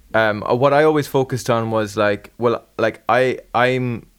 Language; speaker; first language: English; native; English